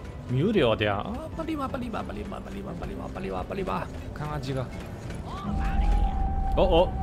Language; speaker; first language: Korean; non-native, learner; German